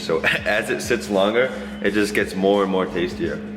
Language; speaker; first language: English; native; English